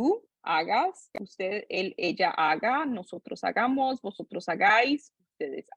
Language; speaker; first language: Spanish; non-native, fluent; English